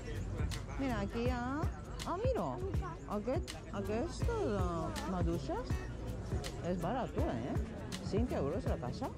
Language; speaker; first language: Spanish; non-native, learner; Japanese